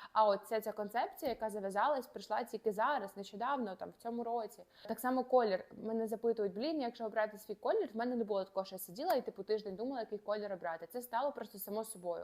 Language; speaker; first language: Ukrainian; native; Ukrainian